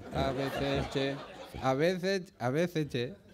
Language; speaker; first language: Spanish; native; Spanish